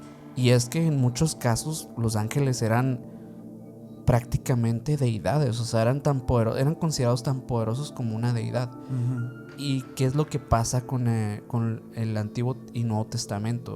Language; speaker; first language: Spanish; native; Spanish